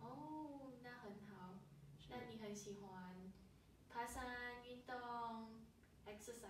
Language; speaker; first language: Chinese; early bilingual, heritage; Chinese